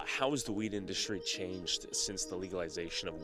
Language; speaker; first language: English; native; English